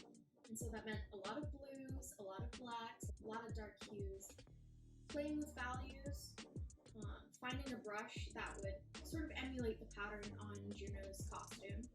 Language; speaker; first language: English; native; English